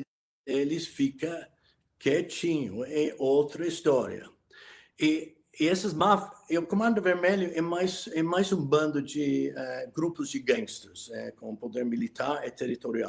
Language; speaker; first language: Portuguese; non-native, fluent; English